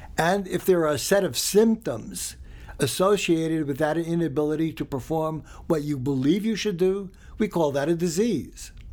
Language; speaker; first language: English; early bilingual, other home language; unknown